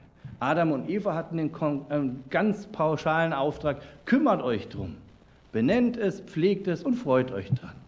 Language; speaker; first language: German; native; German